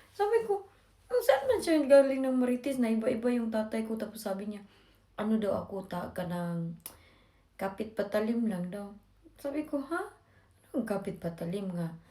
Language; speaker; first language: Filipino; non-native, local second language; Cebuano